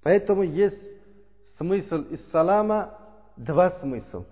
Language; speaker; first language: Russian; non-native, learner; Uzbek